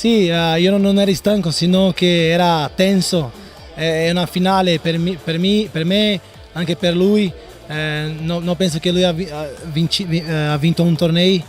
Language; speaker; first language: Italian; non-native, learner; Portuguese